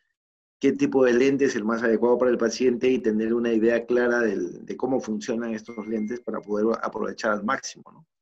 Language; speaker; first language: Spanish; native; Spanish